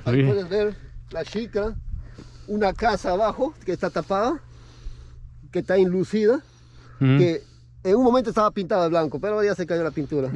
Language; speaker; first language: Spanish; native; Spanish